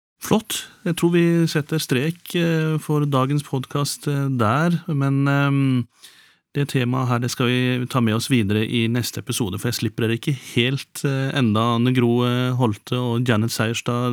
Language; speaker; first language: Norwegian; native; Norwegian